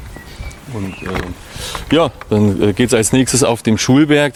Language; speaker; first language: German; native; German